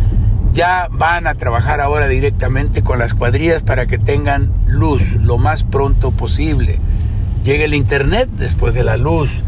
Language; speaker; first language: Spanish; native; Spanish